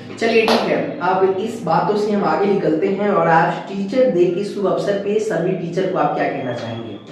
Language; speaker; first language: Hindi; native; Hindi